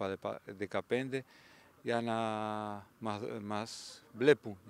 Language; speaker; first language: Greek; non-native, learner; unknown